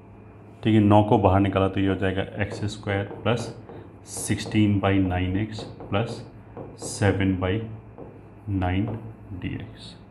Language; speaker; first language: Hindi; native; Hindi